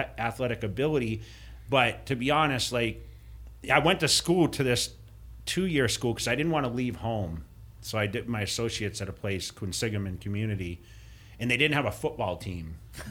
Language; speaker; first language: English; native; English